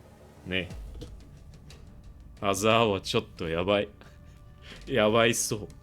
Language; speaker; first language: Japanese; non-native, learner; English